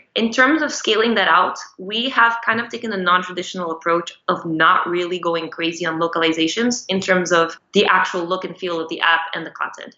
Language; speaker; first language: English; non-native, fluent; Portuguese